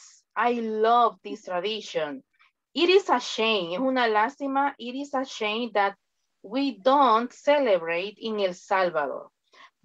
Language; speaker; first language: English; non-native, fluent; Spanish